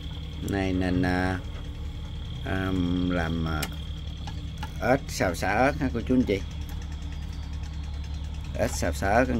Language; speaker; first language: Vietnamese; native; Vietnamese